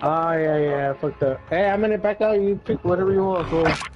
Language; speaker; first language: English; early bilingual, other home language; Spanish